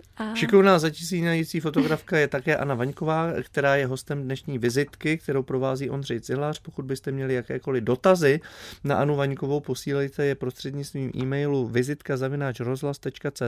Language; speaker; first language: Czech; native; Czech